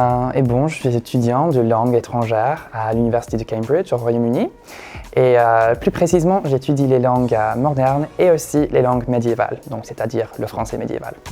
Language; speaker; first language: French; non-native, fluent; English